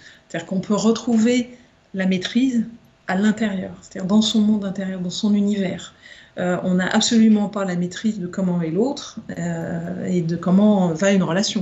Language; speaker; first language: French; native; French